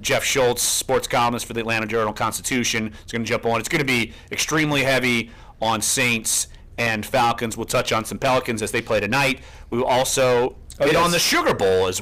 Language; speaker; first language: English; native; English